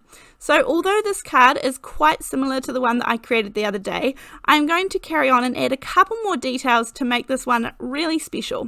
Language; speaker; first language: English; native; English